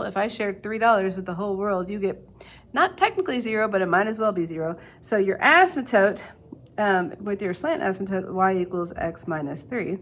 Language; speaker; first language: English; native; English